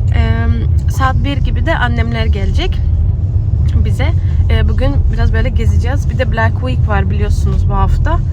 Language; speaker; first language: Turkish; early bilingual, heritage; Turkish